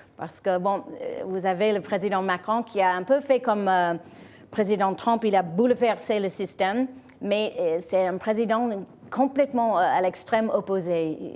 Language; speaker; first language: French; non-native, fluent; English